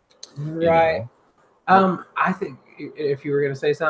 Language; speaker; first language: English; native; English